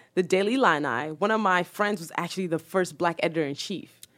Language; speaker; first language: English; early bilingual, other home language; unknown